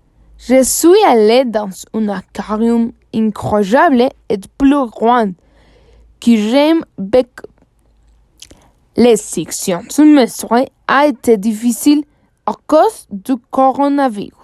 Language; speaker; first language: French; non-native, learner; Spanish